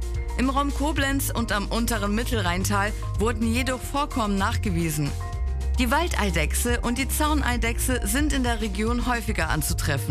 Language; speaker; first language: German; native; German